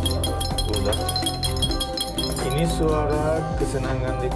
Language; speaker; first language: Indonesian; non-native, learner; Turkish